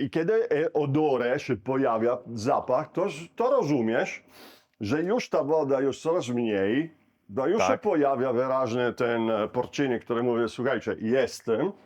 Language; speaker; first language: Polish; non-native, learner; Italian